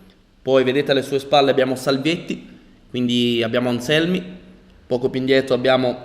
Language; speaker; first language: Italian; native; Italian